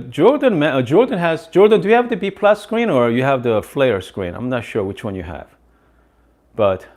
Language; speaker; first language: English; non-native, fluent; Korean